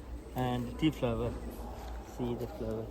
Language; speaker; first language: English; non-native, learner; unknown